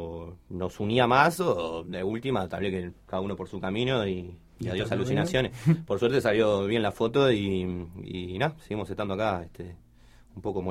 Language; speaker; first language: Spanish; native; Spanish